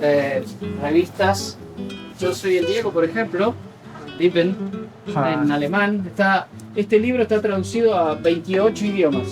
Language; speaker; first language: Spanish; native; Spanish